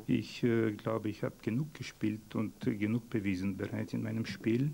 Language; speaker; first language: German; non-native, fluent; Bulgarian